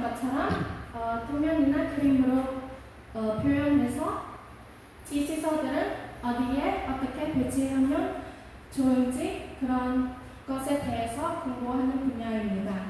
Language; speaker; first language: Korean; non-native, local second language; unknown